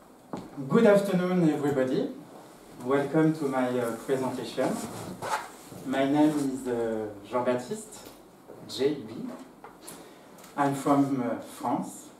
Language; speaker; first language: English; non-native, fluent; French